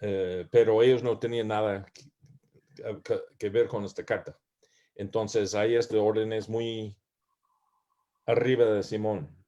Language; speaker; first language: Spanish; non-native, learner; English